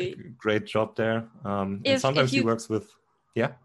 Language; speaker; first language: English; non-native, fluent; German